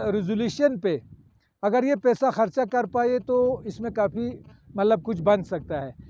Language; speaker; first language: Urdu; non-native, local second language; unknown